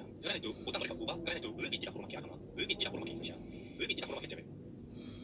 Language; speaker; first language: Indonesian; non-native, learner; Korean